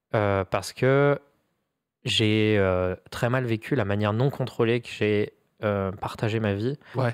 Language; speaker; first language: French; native; French